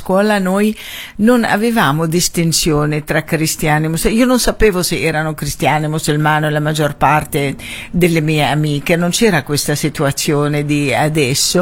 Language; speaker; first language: Italian; non-native, fluent; Arabic